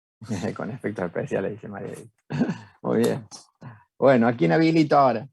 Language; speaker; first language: Spanish; native; Spanish